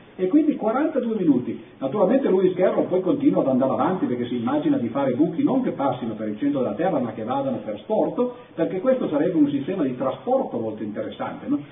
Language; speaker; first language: Italian; native; Italian